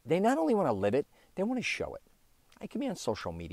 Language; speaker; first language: English; native; English